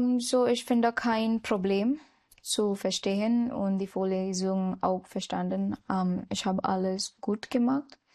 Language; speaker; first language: German; non-native, learner; Marathi